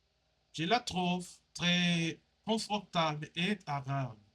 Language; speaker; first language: French; non-native, learner; Spanish